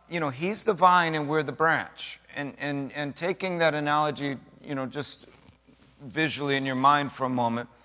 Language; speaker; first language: English; native; English